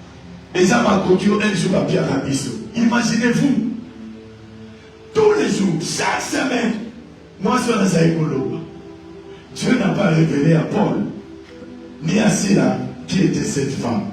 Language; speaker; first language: French; non-native, local second language; Lingala